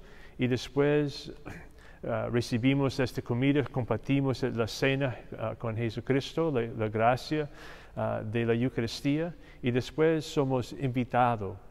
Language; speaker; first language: Spanish; non-native, fluent; English